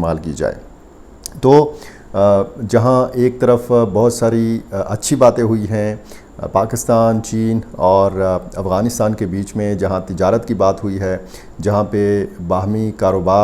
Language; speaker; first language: Urdu; native; Urdu